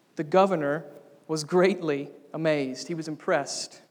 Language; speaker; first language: English; native; English